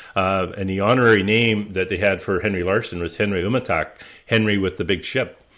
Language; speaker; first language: English; native; English